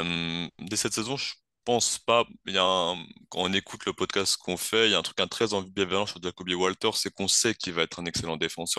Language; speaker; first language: French; native; French